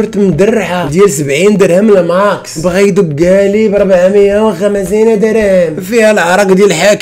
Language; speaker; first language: Arabic; native; Arabic